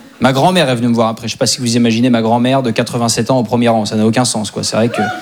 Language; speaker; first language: French; native; French